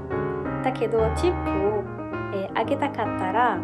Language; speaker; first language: Japanese; non-native, fluent; Arabic